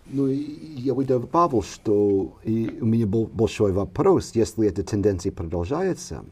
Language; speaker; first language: Russian; non-native, fluent; English